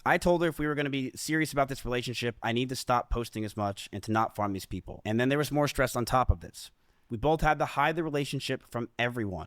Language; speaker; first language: English; native; English